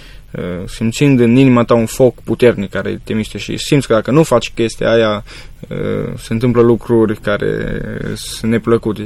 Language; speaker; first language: Romanian; native; Romanian